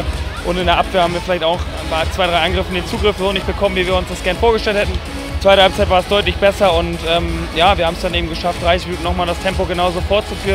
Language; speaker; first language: German; native; German